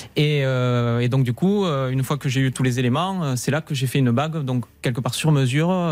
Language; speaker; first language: French; native; French